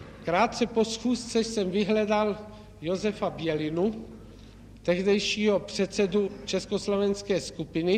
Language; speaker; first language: Czech; native; Czech